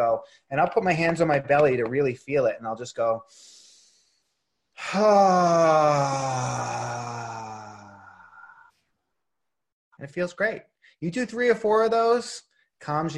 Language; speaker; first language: English; native; English